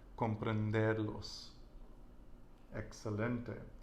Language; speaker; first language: Spanish; non-native, learner; English